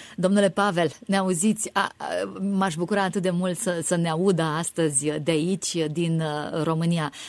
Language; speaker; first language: Romanian; native; Romanian